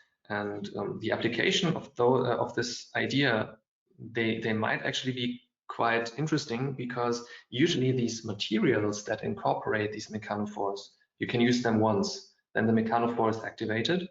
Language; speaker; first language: English; non-native, fluent; German